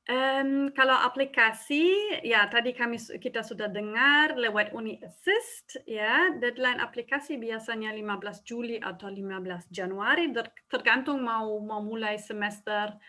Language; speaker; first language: Indonesian; non-native, fluent; German